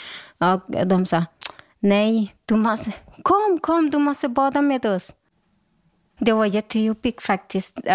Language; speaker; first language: Swedish; non-native, local second language; Persian